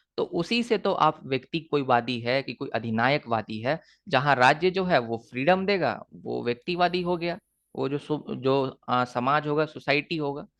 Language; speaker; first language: Hindi; native; Hindi